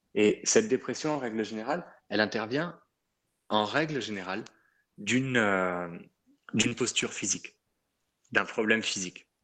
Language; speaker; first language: French; early bilingual, other home language; Arabic